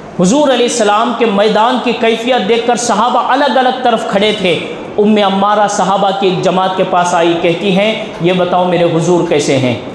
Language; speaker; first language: Urdu; native; Urdu